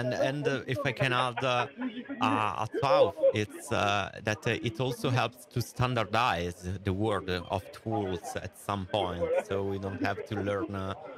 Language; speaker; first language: English; non-native, fluent; Italian